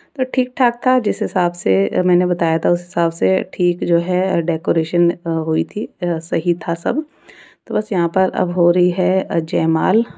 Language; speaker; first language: Hindi; native; Hindi